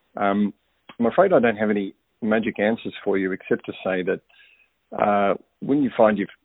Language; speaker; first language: English; native; English